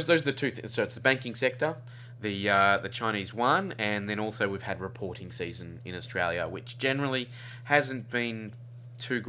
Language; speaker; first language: English; native; English